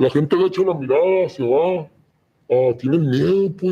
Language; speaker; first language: Spanish; native; Spanish